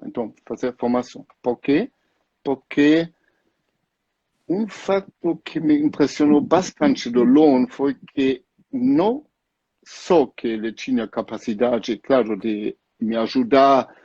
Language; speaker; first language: Portuguese; non-native, fluent; German